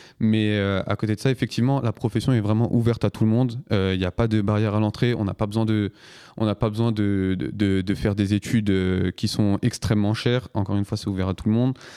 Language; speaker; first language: French; early bilingual, other home language; Turkish